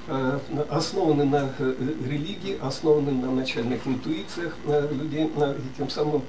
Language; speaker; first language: Russian; native; Russian